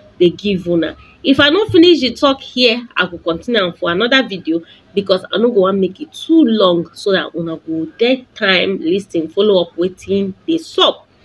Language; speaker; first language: Nigerian Pidgin; non-native, local second language; Igbo